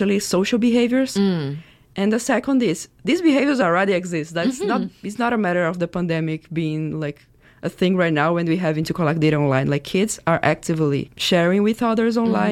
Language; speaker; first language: English; non-native, fluent; Portuguese